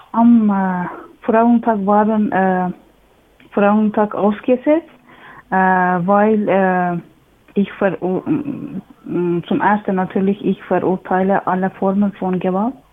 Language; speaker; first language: German; non-native, learner; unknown